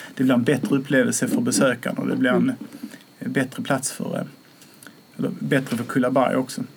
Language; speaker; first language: Swedish; native; Swedish